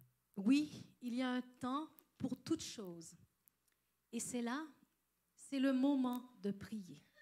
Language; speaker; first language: French; native; French